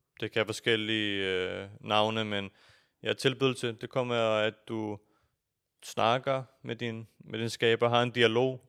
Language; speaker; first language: Danish; early bilingual, other home language; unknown